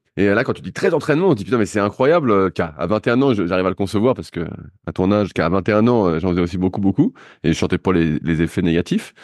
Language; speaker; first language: French; native; French